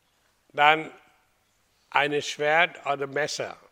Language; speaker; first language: German; non-native, learner; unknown